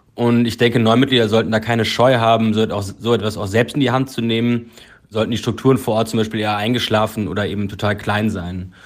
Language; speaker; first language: German; native; German